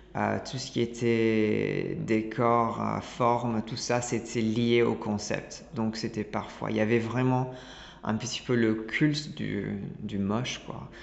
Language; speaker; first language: French; non-native, fluent; Italian